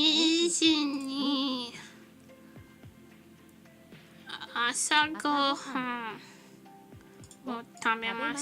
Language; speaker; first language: Japanese; non-native, learner; English